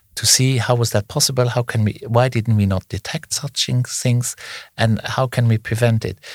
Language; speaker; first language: English; non-native, fluent; Luxembourgish